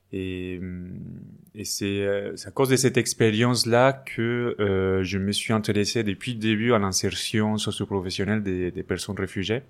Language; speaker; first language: French; non-native, fluent; Spanish